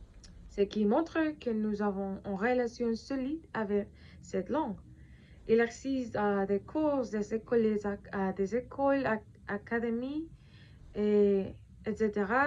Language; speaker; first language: French; non-native, fluent; Spanish